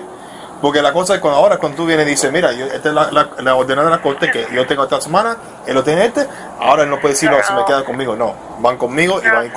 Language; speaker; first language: Spanish; early bilingual, heritage; Spanish